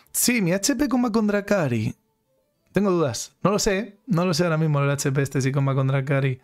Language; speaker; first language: Spanish; native; Spanish